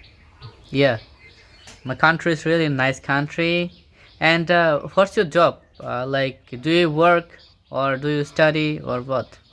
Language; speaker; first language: English; non-native, fluent; Bangla